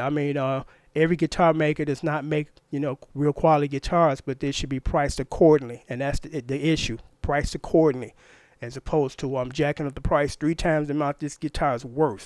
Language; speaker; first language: English; native; English